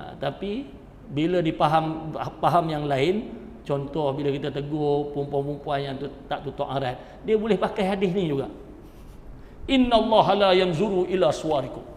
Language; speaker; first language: Malay; native; Malay